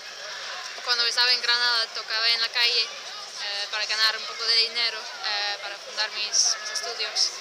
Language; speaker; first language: Spanish; non-native, learner; English